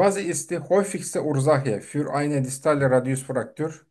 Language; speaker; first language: German; non-native, learner; Turkish